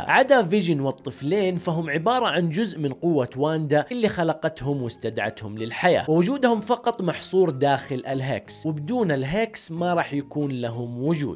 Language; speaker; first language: Arabic; native; Arabic